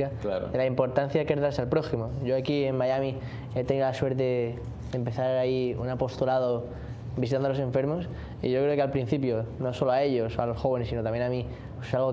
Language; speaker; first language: Spanish; native; Spanish